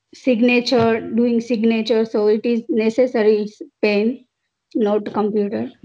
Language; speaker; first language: English; non-native, local second language; Gujarati